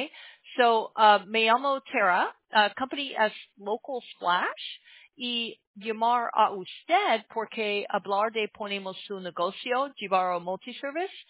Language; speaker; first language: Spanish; non-native, learner; English